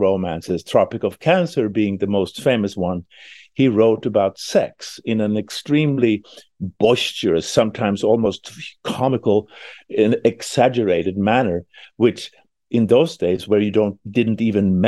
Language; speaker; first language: English; non-native, fluent; Swedish